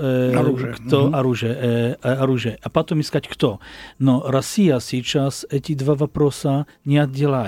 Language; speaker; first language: Russian; non-native, learner; Slovak